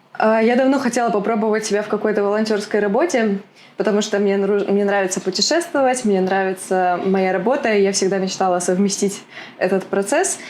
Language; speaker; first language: Russian; native; Russian